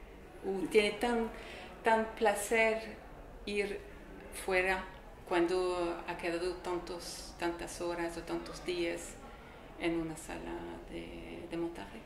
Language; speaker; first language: Spanish; non-native, learner; French